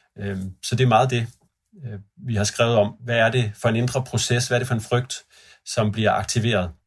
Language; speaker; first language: Danish; native; Danish